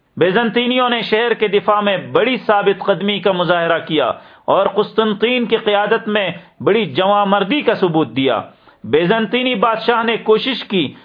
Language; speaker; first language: Urdu; native; Urdu